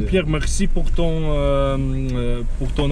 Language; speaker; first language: French; non-native, learner; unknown